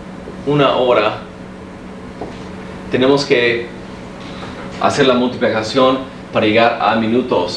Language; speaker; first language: Spanish; early bilingual, heritage; Spanish